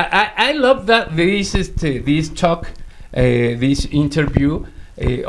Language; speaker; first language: English; non-native, learner; Spanish